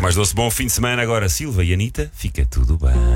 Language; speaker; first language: Portuguese; native; Portuguese